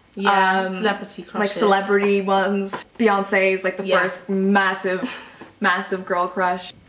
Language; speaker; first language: English; native; English